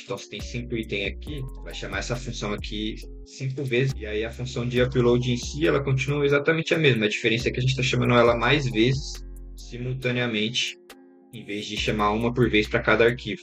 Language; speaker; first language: Portuguese; native; Portuguese